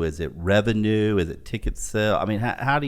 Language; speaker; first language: English; native; English